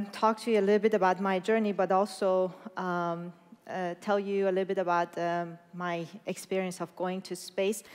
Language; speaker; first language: English; non-native, fluent; Persian